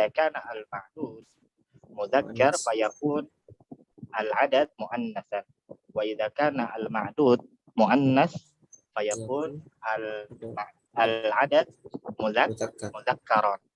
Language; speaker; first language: Arabic; non-native, fluent; Indonesian